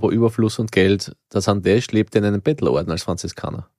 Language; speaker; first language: German; native; German